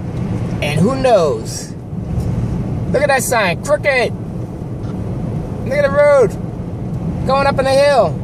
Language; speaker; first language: English; native; English